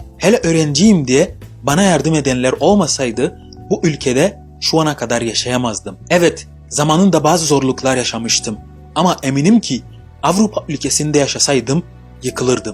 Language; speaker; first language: Turkish; non-native, fluent; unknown